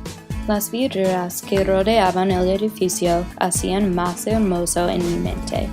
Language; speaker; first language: Spanish; non-native, learner; English